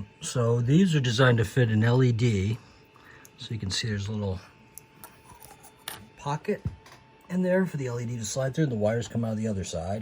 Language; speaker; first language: English; native; English